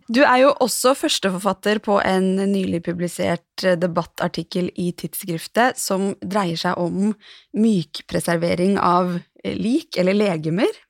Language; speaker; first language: Norwegian; native; Norwegian